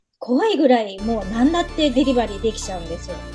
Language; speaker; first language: Japanese; native; Japanese